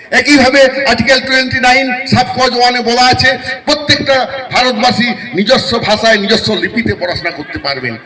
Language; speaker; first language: Bangla; non-native, local second language; Santali